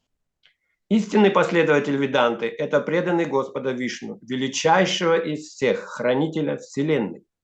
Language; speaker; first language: Russian; native; Russian